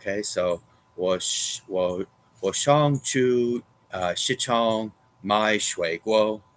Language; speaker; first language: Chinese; non-native, learner; English